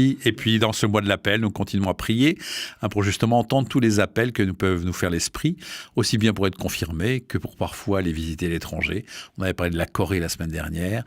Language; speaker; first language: French; native; French